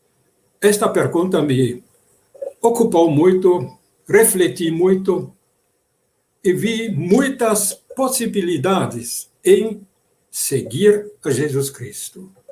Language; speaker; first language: Portuguese; non-native, fluent; German